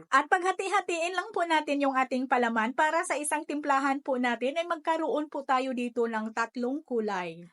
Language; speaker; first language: Filipino; non-native, local second language; Hiligaynon